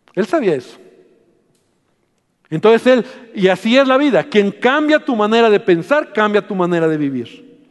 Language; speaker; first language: Spanish; native; Spanish